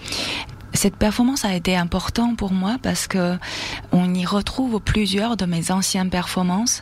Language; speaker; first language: French; non-native, fluent; Chinese